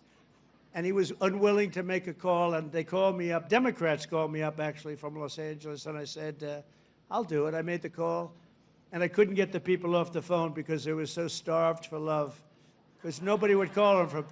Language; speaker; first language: English; native; English